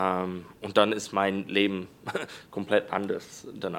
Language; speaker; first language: German; non-native, learner; English